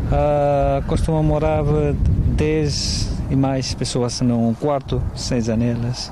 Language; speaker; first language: Portuguese; non-native, fluent; Nepali